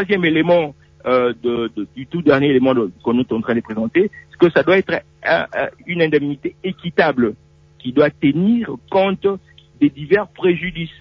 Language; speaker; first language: French; non-native, local second language; Lingala